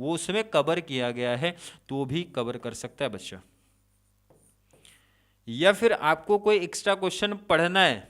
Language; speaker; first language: Hindi; native; Hindi